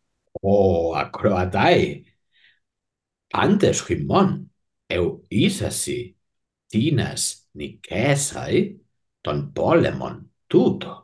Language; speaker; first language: Greek; non-native, learner; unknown